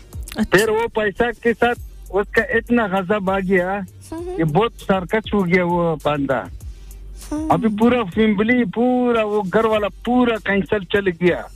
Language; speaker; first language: Hindi; non-native, local second language; Pashto